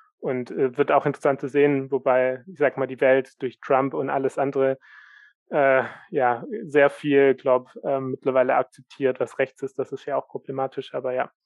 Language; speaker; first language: German; native; German